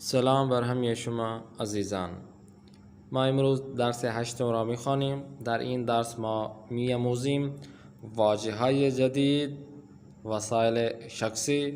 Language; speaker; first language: Persian; non-native, fluent; Urdu